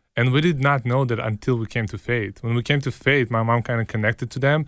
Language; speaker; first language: English; early bilingual, other home language; Hebrew